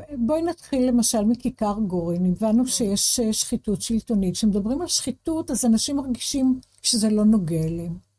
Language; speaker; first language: Hebrew; native; Hebrew